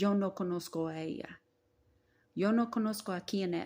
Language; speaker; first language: Spanish; non-native, learner; English